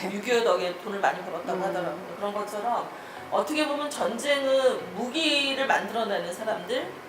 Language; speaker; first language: Korean; native; Korean